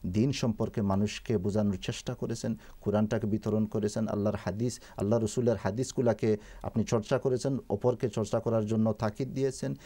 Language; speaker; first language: Bangla; native; Bangla